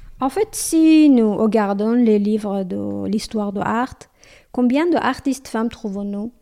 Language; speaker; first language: French; non-native, learner; Persian